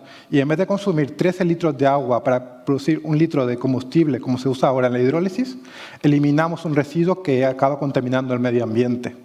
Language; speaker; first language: Spanish; native; Spanish